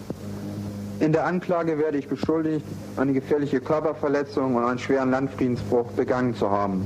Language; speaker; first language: German; native; German